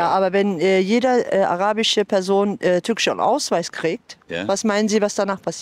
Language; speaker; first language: German; early bilingual, other home language; Turkish